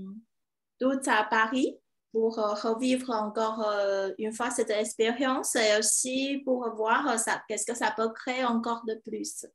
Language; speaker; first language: French; non-native, fluent; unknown